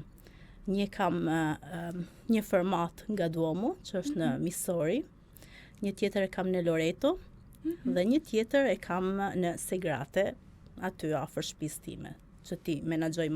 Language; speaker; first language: Albanian; early bilingual, heritage; Albanian